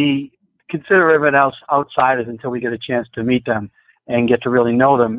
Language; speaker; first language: English; native; English